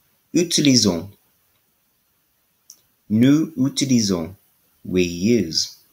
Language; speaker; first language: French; non-native, learner; English